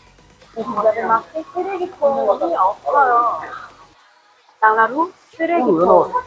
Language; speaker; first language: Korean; non-native, learner; French